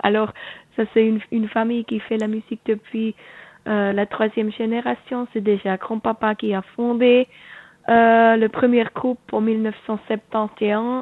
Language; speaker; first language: French; non-native, local second language; Swiss German